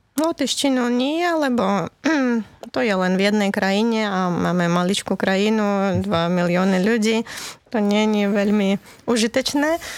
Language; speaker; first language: Slovak; non-native, fluent; Latvian